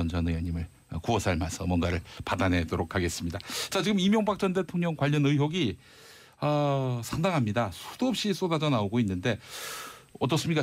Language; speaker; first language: Korean; native; Korean